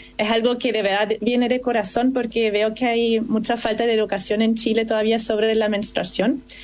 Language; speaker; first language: Spanish; non-native, fluent; German